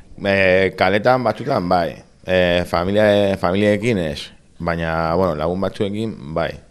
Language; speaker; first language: Basque; non-native, local second language; Spanish